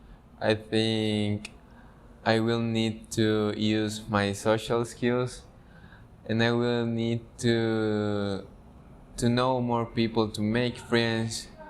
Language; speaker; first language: English; non-native, fluent; Spanish